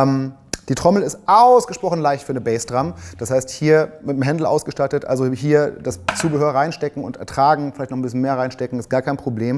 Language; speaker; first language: German; native; German